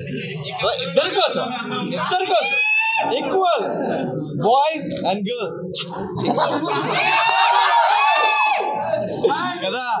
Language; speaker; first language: Telugu; non-native, local second language; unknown